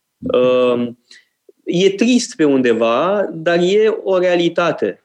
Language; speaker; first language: Romanian; native; Romanian